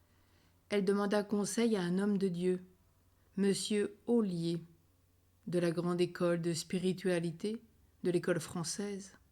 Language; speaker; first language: French; native; French